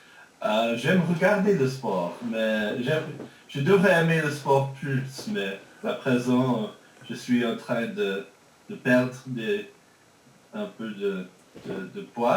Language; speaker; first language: French; early bilingual, heritage; French